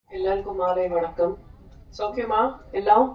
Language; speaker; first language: Tamil; non-native, fluent; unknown